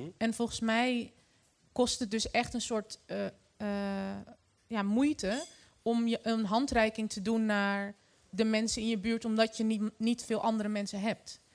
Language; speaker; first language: Dutch; early bilingual, other home language; Arabic